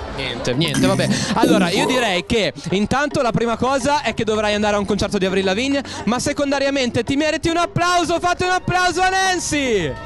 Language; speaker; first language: Italian; native; Italian